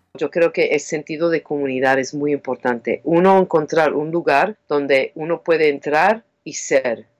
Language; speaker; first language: Spanish; non-native, fluent; English